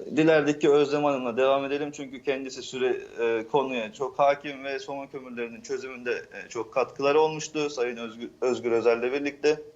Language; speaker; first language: Turkish; native; Turkish